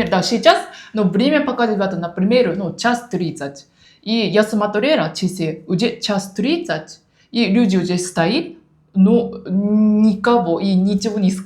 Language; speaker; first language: Russian; non-native, learner; Japanese